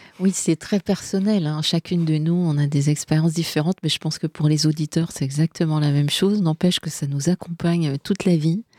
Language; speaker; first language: French; native; French